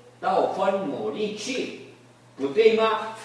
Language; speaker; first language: Chinese; non-native, learner; Korean